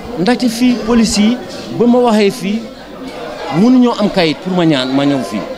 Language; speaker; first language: Wolof; non-native, local second language; Fula